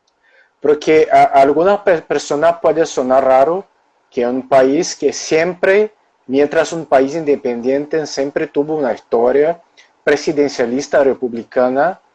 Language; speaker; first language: Spanish; non-native, local second language; Portuguese